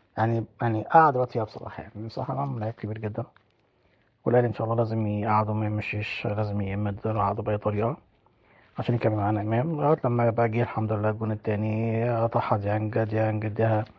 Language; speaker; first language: Arabic; native; Arabic